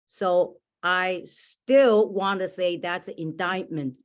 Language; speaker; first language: English; non-native, learner; Chinese